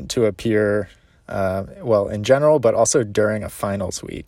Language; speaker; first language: English; native; English